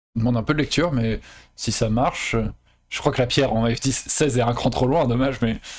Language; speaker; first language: French; native; French